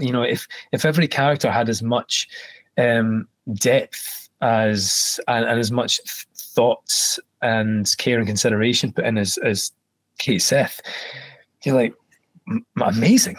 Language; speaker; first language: English; native; English